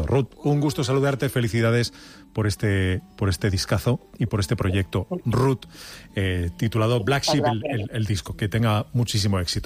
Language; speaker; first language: Spanish; native; Spanish